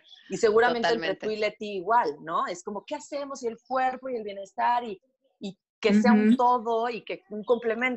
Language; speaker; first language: Spanish; native; Spanish